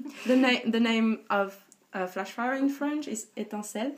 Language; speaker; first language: English; non-native, fluent; French